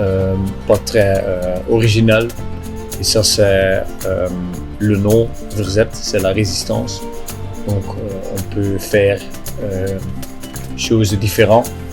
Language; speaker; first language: French; non-native, local second language; Dutch